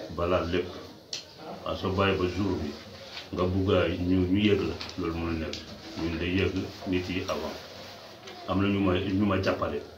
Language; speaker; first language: Wolof; non-native, local second language; Fula